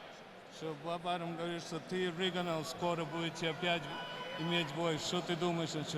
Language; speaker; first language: Russian; early bilingual, heritage; Russian